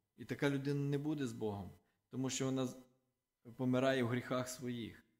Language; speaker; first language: Ukrainian; non-native, local second language; Russian